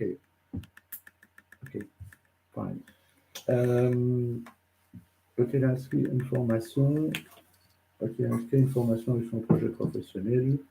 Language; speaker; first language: French; native; French